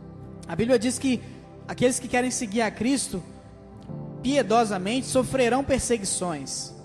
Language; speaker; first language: Portuguese; native; Portuguese